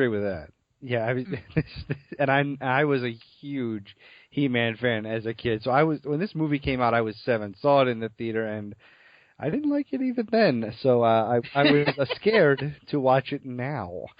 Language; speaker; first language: English; native; English